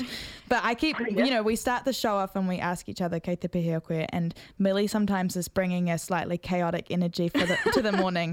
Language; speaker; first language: English; native; English